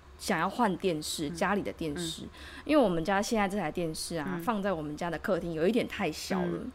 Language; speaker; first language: Chinese; native; Chinese